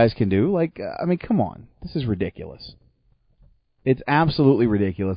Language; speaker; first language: English; native; English